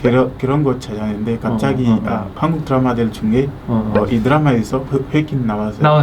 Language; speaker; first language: Korean; non-native, learner; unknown